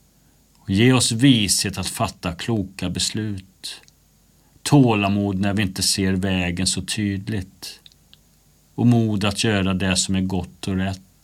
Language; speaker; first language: Swedish; native; Swedish